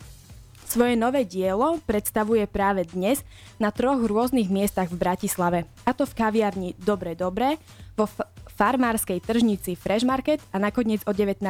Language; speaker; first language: Slovak; native; Slovak